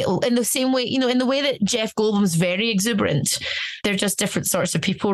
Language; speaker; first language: English; native; English